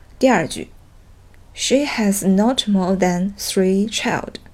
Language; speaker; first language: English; non-native, fluent; Chinese